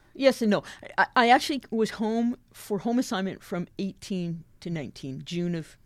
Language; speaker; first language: English; native; English